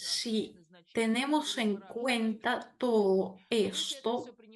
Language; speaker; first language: Spanish; non-native, fluent; Russian